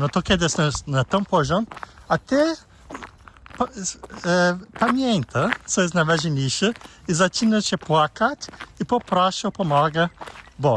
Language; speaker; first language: Polish; non-native, learner; Portuguese